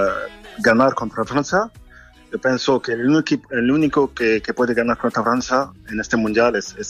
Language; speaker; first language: Spanish; non-native, fluent; French